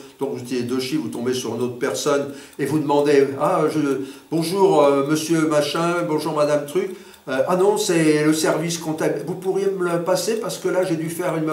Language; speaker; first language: French; native; French